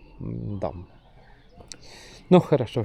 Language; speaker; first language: Russian; non-native, local second language; Estonian